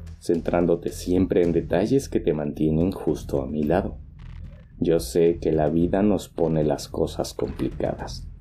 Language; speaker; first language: Spanish; native; Spanish